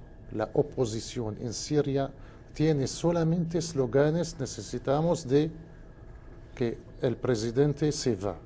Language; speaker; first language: Spanish; non-native, fluent; Arabic